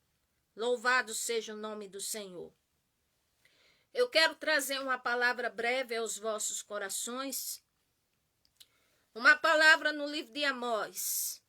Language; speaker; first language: Portuguese; native; Portuguese